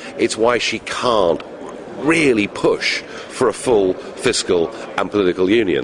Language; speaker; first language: English; native; English